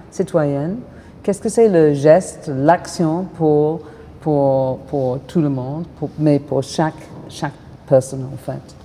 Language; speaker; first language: French; non-native, fluent; English